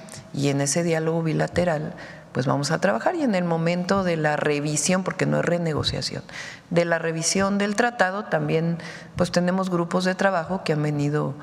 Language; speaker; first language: Spanish; native; Spanish